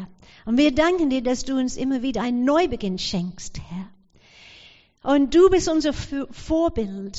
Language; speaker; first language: German; non-native, fluent; English